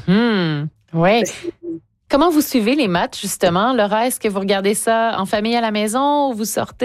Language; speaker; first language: French; native; French